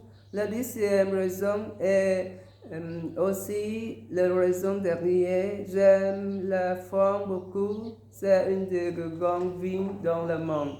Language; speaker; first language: French; non-native, learner; Vietnamese